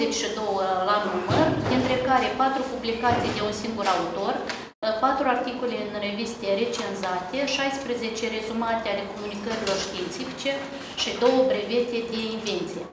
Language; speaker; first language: Romanian; native; Romanian